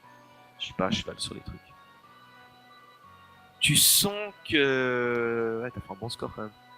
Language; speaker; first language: French; native; French